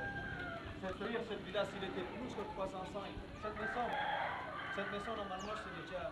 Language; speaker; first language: French; non-native, learner; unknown